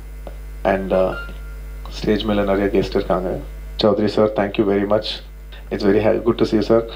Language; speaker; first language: Tamil; non-native, local second language; Telugu